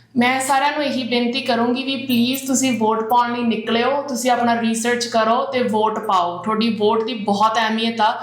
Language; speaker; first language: Punjabi; early bilingual, heritage; Punjabi